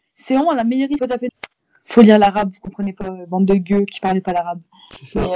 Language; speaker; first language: French; native; French